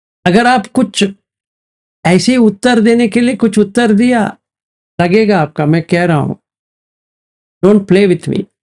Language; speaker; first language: Hindi; native; Hindi